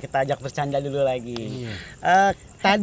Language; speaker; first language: Indonesian; native; Indonesian